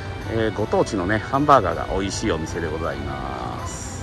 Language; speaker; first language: Japanese; native; Japanese